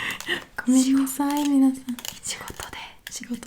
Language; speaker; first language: Japanese; non-native, learner; English